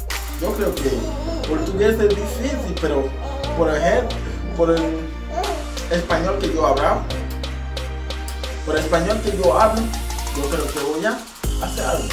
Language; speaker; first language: Spanish; non-native, learner; Haitian Creole